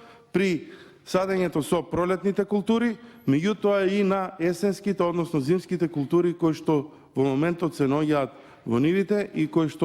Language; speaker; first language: Macedonian; native; Macedonian